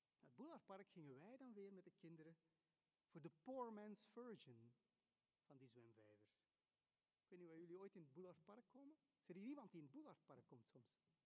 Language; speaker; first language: Dutch; native; Dutch